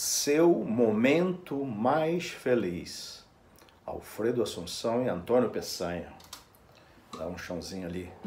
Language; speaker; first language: Portuguese; native; Portuguese